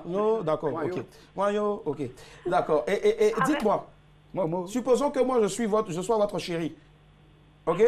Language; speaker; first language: French; native; French